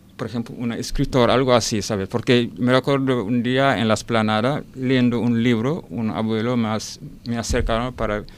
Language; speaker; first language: Spanish; non-native, learner; Wolof